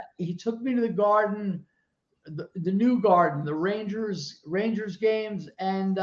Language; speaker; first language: English; native; English